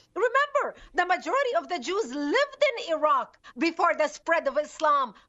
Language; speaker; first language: English; non-native, fluent; Arabic